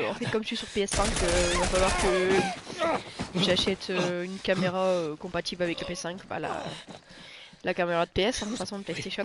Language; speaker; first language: French; native; French